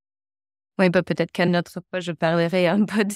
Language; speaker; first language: French; non-native, fluent; English